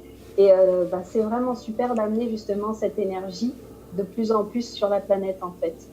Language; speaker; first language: French; native; French